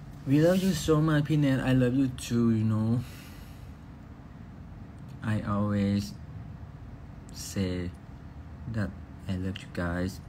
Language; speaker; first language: English; non-native, learner; Thai